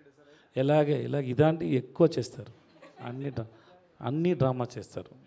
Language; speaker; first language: Telugu; non-native, learner; Tamil